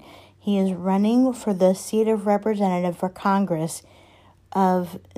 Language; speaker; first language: English; native; English